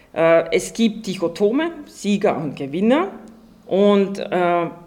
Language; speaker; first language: German; non-native, fluent; Estonian